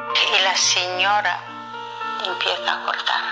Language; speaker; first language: Spanish; non-native, fluent; Somali